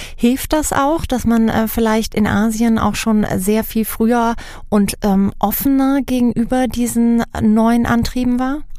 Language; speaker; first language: German; native; German